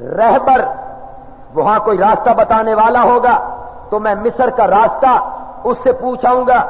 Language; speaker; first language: Urdu; non-native, local second language; Punjabi